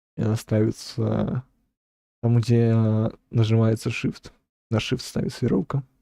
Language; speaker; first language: Belarusian; non-native, local second language; Russian